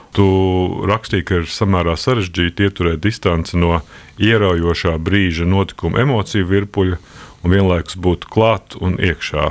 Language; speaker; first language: Latvian; native; Latvian